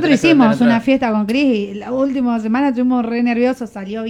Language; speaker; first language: Spanish; native; Spanish